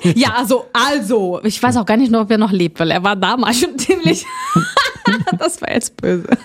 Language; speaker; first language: German; non-native, fluent; Portuguese